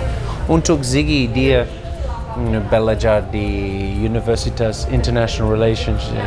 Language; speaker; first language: Indonesian; non-native, learner; English